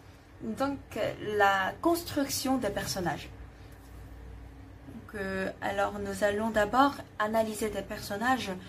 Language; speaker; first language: French; non-native, fluent; Korean